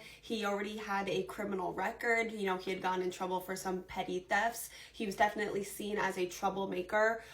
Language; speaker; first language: English; native; English